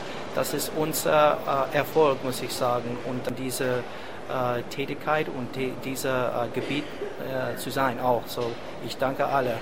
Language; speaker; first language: German; non-native, fluent; English